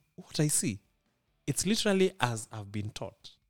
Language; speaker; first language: English; non-native, local second language; Luo (Kenya and Tanzania)